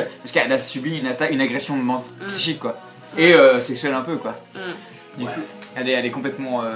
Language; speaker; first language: French; native; French